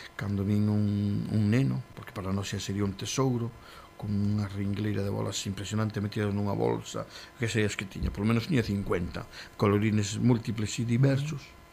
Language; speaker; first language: Galician; native; Galician